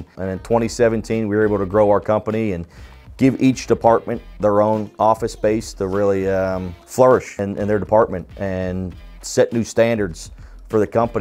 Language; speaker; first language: English; native; English